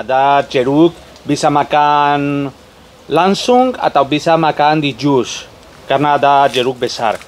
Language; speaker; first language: Indonesian; non-native, learner; Spanish